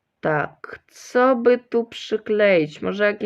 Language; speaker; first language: Polish; early bilingual, other home language; Ukrainian